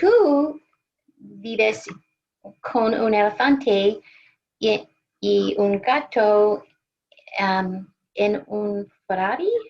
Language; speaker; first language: Spanish; non-native, learner; English